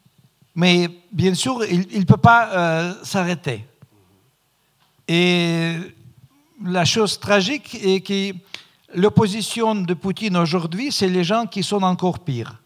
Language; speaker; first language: French; non-native, fluent; Russian